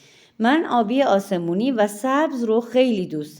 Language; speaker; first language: Persian; non-native, fluent; Urdu